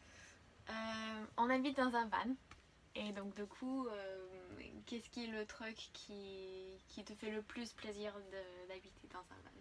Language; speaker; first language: French; non-native, fluent; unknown